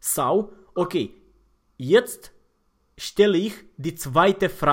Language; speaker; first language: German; non-native, fluent; Romanian